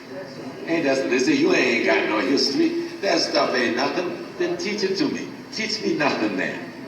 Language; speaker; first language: English; native; English